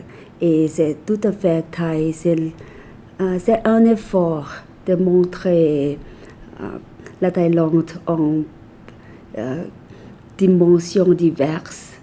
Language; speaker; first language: French; non-native, fluent; Thai